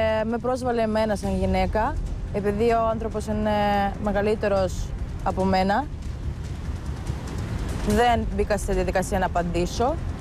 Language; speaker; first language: Greek; non-native, fluent; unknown